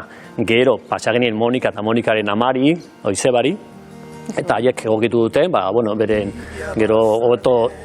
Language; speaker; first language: Basque; native; Basque